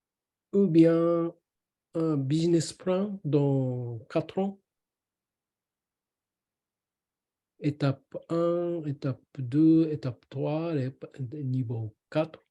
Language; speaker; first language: French; non-native, learner; Japanese